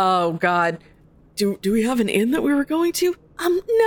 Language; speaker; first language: English; native; English